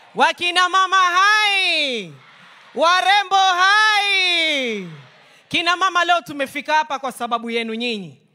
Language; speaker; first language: Swahili; native; Swahili